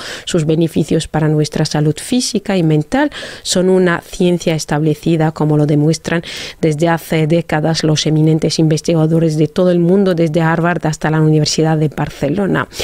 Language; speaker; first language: Spanish; non-native, fluent; Arabic